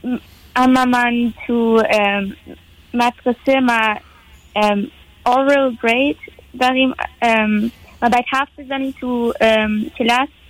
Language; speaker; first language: Persian; early bilingual, heritage; Persian